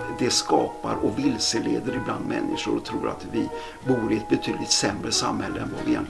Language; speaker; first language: Swedish; native; Swedish